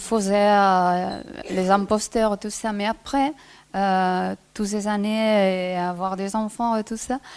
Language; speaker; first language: French; non-native, fluent; Spanish